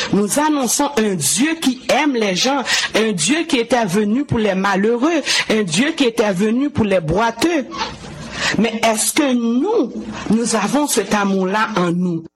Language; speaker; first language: French; non-native, local second language; Haitian Creole